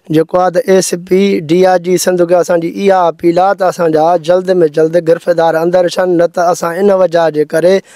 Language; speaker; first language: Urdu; non-native, local second language; Sindhi